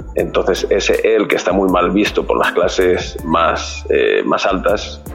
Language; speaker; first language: Spanish; native; Spanish